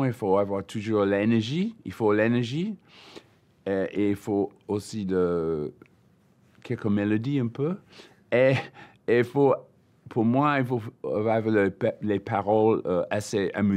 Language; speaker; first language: French; non-native, learner; English